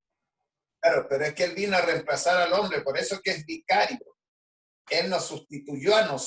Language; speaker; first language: Spanish; native; Spanish